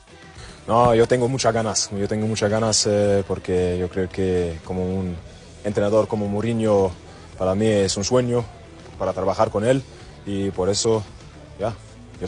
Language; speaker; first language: Spanish; non-native, learner; German